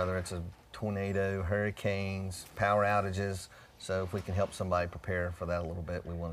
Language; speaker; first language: English; native; English